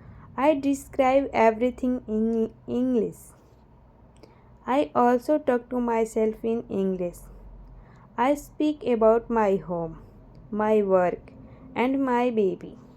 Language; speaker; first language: English; non-native, learner; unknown